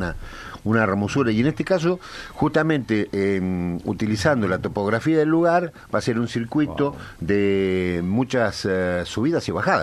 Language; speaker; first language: Spanish; native; Spanish